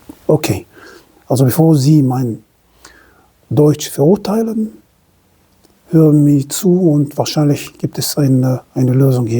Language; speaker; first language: German; non-native, fluent; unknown